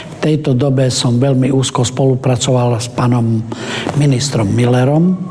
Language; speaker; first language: Slovak; non-native, local second language; Romany